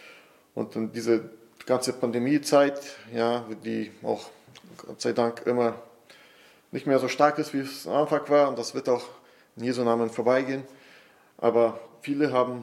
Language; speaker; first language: German; non-native, fluent; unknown